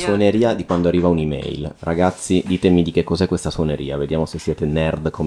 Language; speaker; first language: Italian; native; Italian